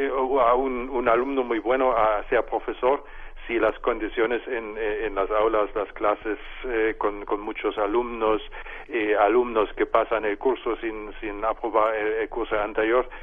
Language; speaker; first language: Spanish; non-native, fluent; German